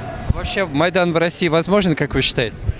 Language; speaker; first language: Russian; native; Russian